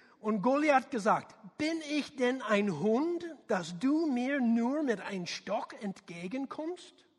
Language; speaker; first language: German; non-native, learner; English